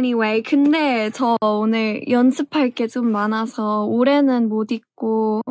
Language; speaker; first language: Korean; early bilingual, heritage; English